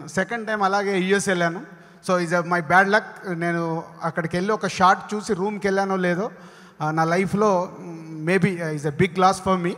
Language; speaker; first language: Telugu; native; Telugu